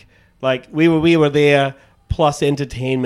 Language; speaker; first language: English; native; English